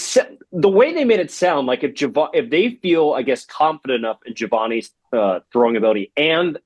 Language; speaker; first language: English; native; English